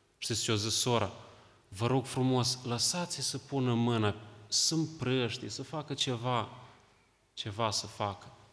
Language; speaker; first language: Romanian; native; Romanian